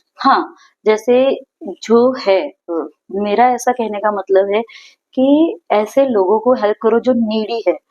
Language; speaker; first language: Hindi; non-native, local second language; Gujarati